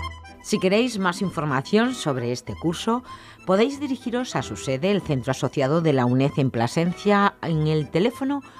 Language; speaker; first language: Spanish; native; Spanish